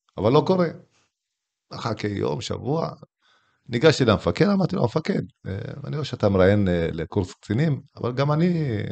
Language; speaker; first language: Hebrew; early bilingual, other home language; Tigrinya